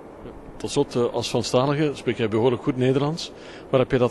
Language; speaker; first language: Dutch; native; Dutch